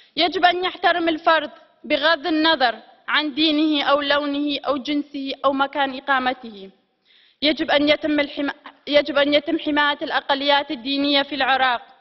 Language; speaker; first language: Arabic; non-native, local second language; Kurdish